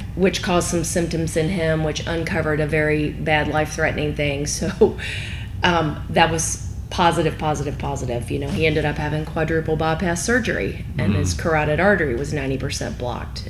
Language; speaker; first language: English; native; English